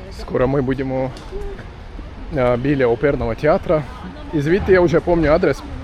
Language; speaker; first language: Ukrainian; non-native, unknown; Turkish